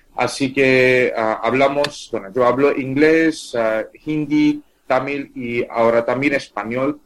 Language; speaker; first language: Spanish; non-native, fluent; Tamil